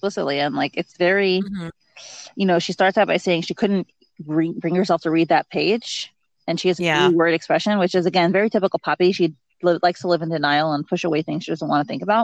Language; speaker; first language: English; native; English